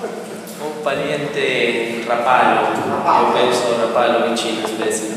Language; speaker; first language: Italian; non-native, learner; Spanish